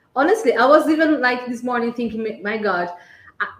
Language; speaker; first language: English; non-native, fluent; Portuguese